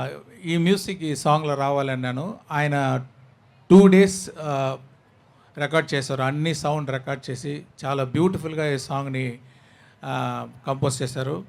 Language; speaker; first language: Telugu; non-native, learner; Tamil